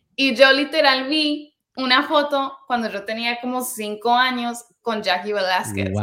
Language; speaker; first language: Spanish; early bilingual, heritage; Spanish